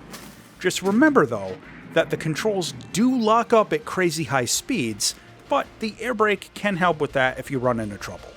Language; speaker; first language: English; native; English